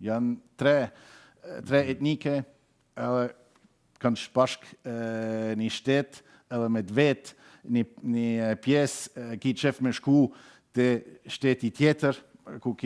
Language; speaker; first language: Albanian; non-native, learner; German